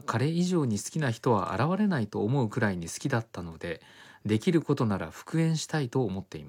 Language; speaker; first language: Japanese; native; Japanese